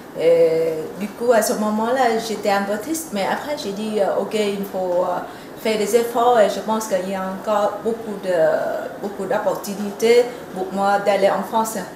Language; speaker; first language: French; non-native, fluent; Vietnamese